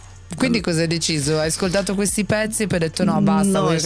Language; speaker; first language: Italian; native; Italian